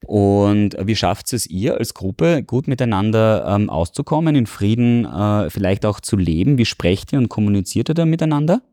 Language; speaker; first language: German; native; German